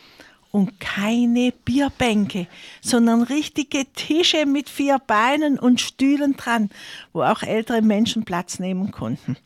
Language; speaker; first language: German; native; German